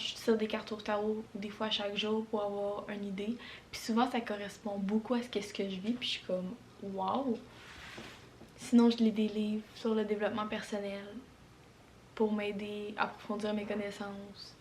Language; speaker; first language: French; native; French